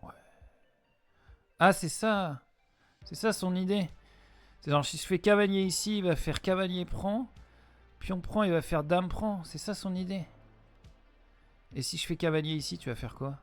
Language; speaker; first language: French; native; French